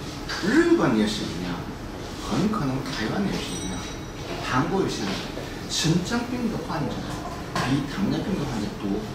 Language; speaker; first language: Chinese; non-native, fluent; Korean